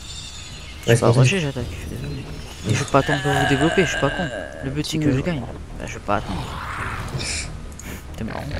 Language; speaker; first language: French; native; French